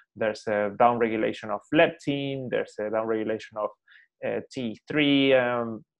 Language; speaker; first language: English; non-native, fluent; Spanish